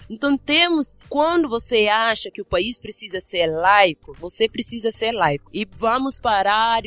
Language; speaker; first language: Portuguese; non-native, fluent; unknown